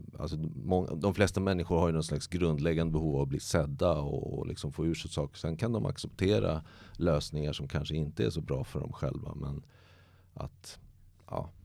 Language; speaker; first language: Swedish; native; Swedish